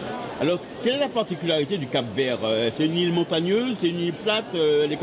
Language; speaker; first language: French; native; French